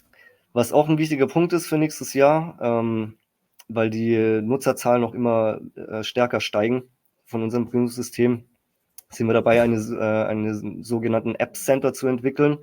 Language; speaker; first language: German; native; German